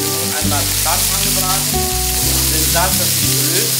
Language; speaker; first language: German; non-native, fluent; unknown